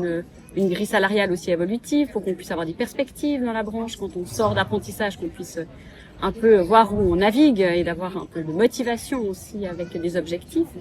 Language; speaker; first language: French; native; French